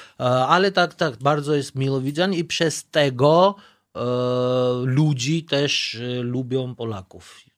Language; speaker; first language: Polish; non-native, learner; Georgian